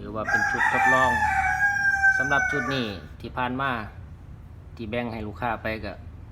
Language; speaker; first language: Thai; non-native, local second language; Northeastern Thai